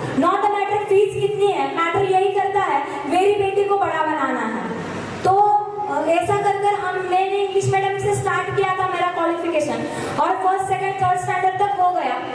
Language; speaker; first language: Hindi; non-native, local second language; Marathi